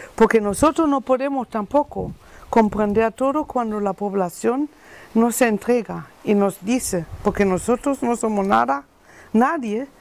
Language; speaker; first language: Spanish; non-native, learner; German